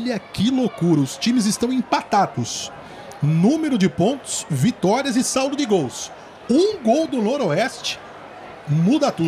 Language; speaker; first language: Portuguese; native; Portuguese